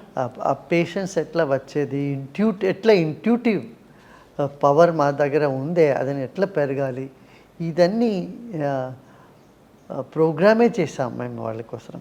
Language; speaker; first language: Telugu; non-native, local second language; Tamil